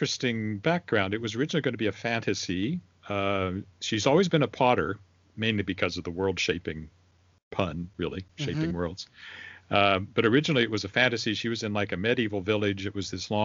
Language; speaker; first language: English; native; English